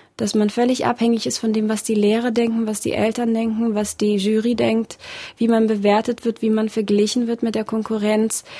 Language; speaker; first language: German; early bilingual, other home language; Russian